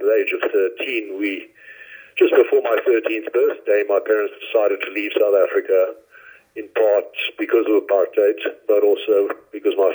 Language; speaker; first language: English; native; English